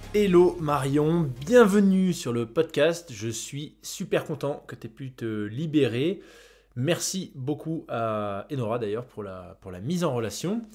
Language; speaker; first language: French; native; French